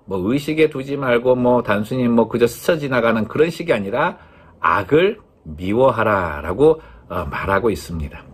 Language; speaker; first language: Korean; native; Korean